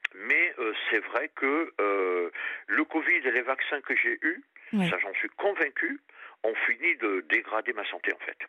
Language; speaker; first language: French; native; French